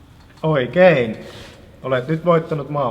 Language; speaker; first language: Finnish; native; Finnish